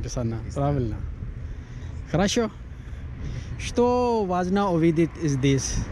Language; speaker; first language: Russian; non-native, learner; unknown